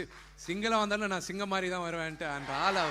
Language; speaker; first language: Tamil; non-native, local second language; Telugu